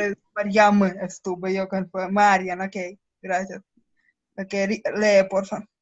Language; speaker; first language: Spanish; non-native, learner; Russian